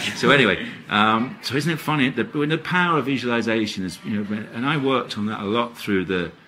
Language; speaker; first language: English; native; English